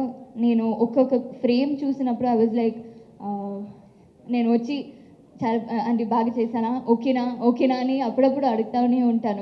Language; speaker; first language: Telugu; non-native, local second language; Tamil